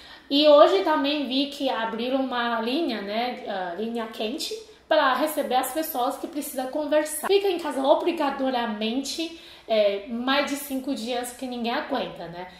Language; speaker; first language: Portuguese; non-native, fluent; Chinese